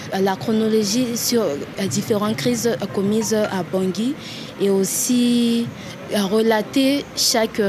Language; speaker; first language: French; non-native, local second language; Sango